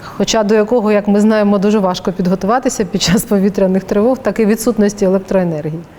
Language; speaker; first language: Ukrainian; native; Ukrainian